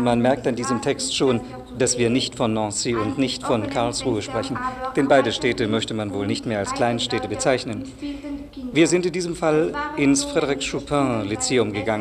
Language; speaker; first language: German; native; German